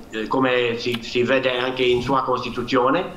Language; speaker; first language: Italian; non-native, fluent; Romanian